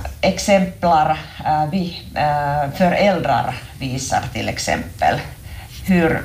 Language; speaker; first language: Swedish; non-native, local second language; Finnish